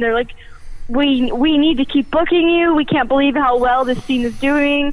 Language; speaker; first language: English; native; English